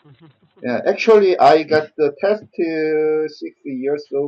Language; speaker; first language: English; non-native, learner; Korean